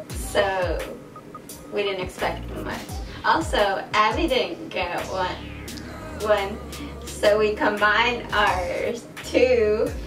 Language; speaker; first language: English; early bilingual, other home language; Spanish